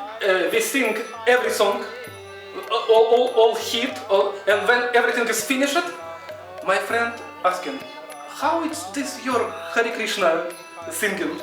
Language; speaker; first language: English; non-native, learner; Russian